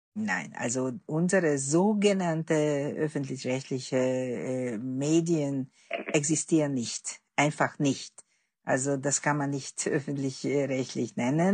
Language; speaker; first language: German; non-native, fluent; Hungarian